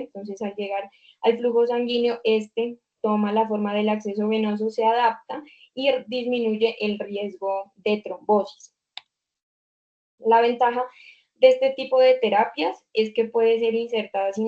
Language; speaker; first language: Spanish; native; Spanish